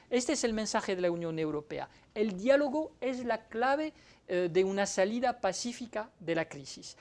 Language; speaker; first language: Spanish; non-native, fluent; French